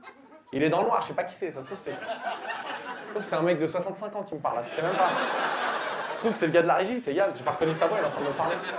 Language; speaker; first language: French; native; French